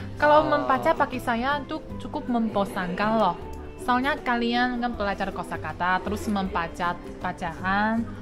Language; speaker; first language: Indonesian; non-native, fluent; Chinese